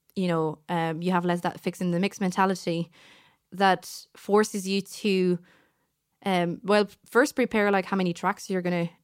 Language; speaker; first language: English; non-native, fluent; French